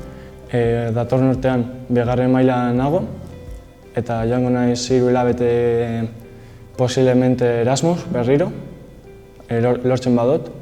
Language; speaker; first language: Basque; non-native, local second language; Spanish